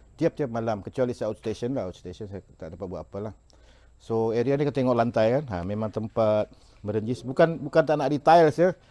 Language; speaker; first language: Malay; non-native, local second language; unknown